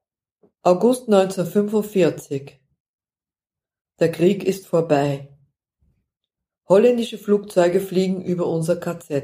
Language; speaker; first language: German; non-native, fluent; Dutch